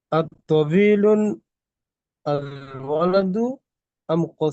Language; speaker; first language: Arabic; non-native, learner; Bangla